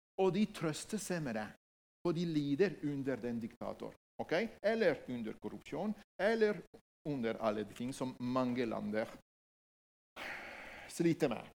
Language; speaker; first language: Norwegian; non-native, fluent; Spanish